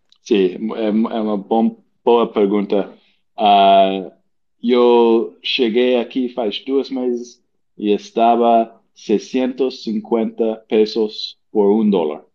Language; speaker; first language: Portuguese; non-native, learner; English